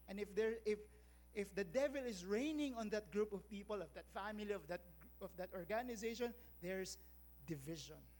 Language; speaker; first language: English; non-native, local second language; Filipino